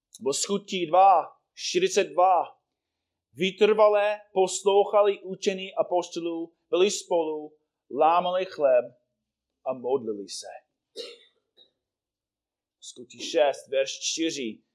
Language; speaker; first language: Czech; non-native, fluent; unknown